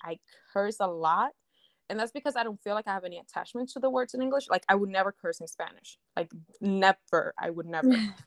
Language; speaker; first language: English; non-native, fluent; Spanish